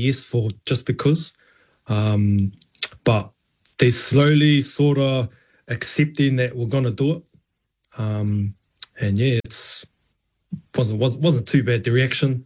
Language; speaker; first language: English; native; English